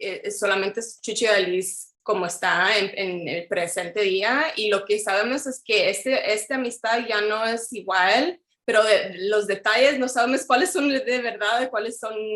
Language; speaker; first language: Spanish; early bilingual, heritage; Spanish